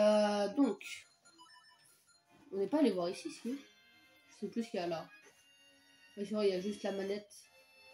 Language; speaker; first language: French; native; French